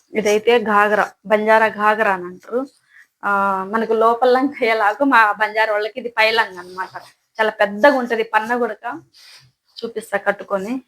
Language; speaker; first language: Telugu; non-native, local second language; Lambadi